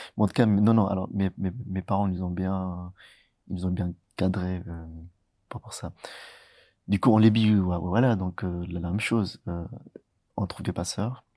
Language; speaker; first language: French; early bilingual, other home language; Tigrinya